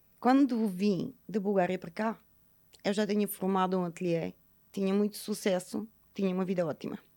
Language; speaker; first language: Portuguese; non-native, fluent; Bulgarian